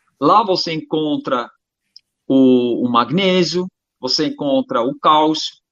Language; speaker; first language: Portuguese; non-native, fluent; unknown